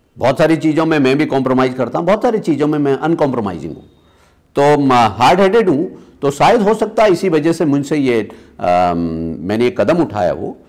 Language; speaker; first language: Hindi; native; Hindi